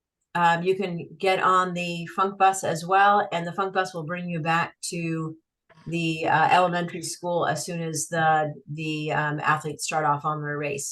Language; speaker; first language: English; native; English